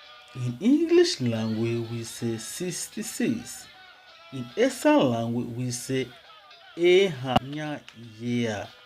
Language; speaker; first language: English; non-native, local second language; Esan